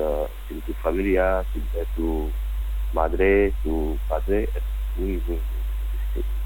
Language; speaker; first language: Spanish; non-native, learner; Wolof